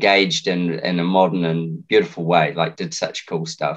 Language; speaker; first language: English; native; English